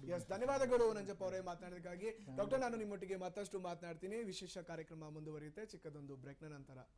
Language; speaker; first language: Kannada; non-native, local second language; Kodava